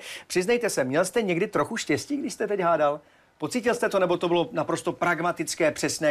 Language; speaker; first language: Czech; native; Czech